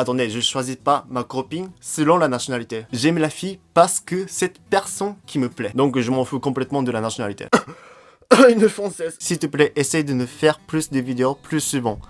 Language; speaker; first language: French; non-native, fluent; Japanese